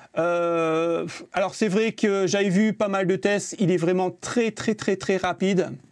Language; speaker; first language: French; native; French